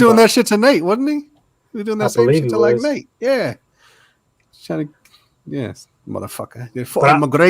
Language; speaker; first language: English; native; English